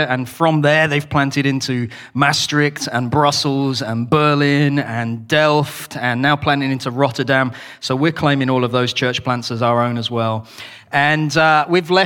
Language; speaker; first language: English; native; English